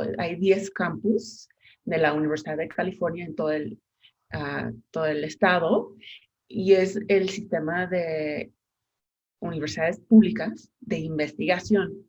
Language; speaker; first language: Spanish; non-native, fluent; English